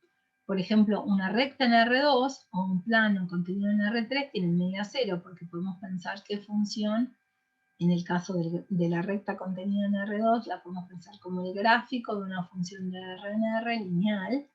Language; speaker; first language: Spanish; native; Spanish